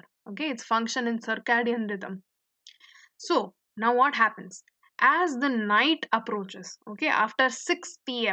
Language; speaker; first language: English; non-native, local second language; Hindi